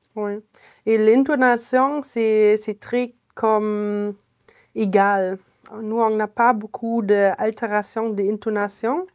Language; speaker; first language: French; non-native, fluent; German